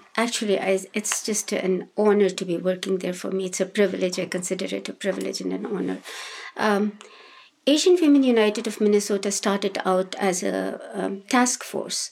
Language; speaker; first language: English; non-native, local second language; Hindi